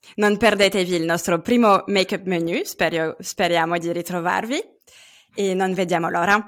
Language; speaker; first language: Italian; non-native, fluent; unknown